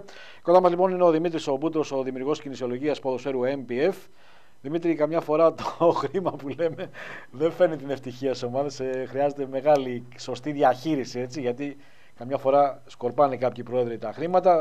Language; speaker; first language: Greek; native; Greek